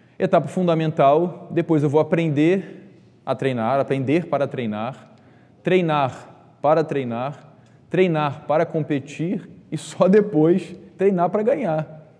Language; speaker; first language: Portuguese; native; Portuguese